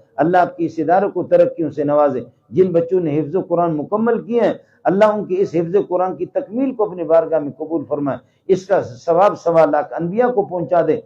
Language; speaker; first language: Urdu; non-native, local second language; Brahui